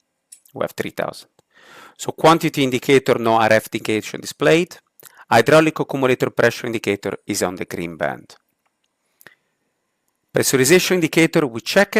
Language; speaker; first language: English; non-native, fluent; Italian